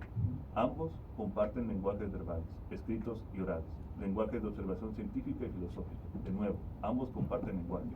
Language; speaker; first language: Spanish; native; Spanish